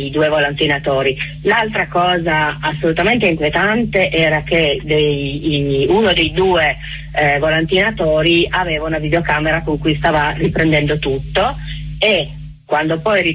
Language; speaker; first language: Italian; native; Italian